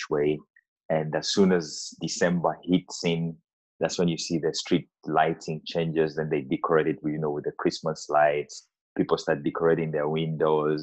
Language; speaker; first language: English; non-native, local second language; Ganda